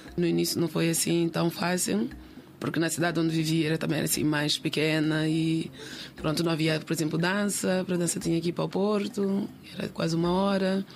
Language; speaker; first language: Portuguese; native; Portuguese